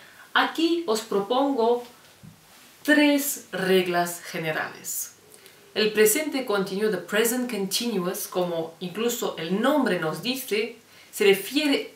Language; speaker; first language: Spanish; non-native, fluent; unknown